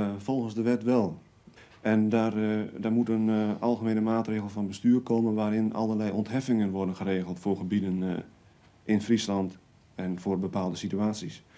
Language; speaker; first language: Dutch; native; Dutch